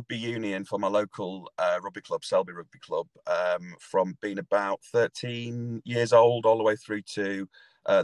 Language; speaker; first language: English; native; English